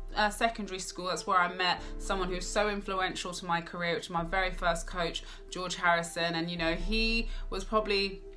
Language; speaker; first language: English; native; English